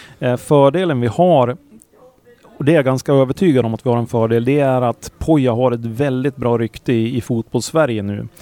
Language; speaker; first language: Swedish; native; Swedish